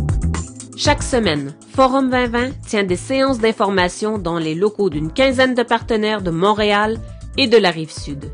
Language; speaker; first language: French; native; French